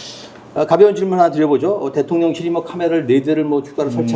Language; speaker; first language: Korean; native; Korean